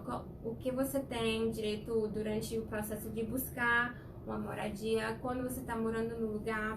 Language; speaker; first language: Portuguese; non-native, fluent; Spanish